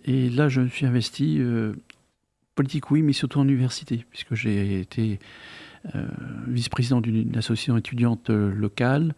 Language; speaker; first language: French; native; French